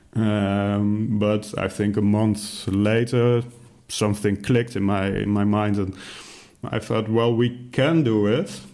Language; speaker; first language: English; non-native, fluent; Dutch